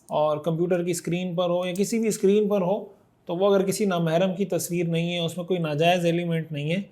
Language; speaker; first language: Urdu; native; Urdu